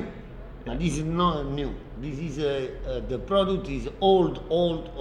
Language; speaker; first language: English; non-native, learner; Italian